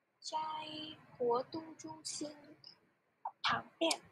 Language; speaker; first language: Chinese; non-native, learner; Vietnamese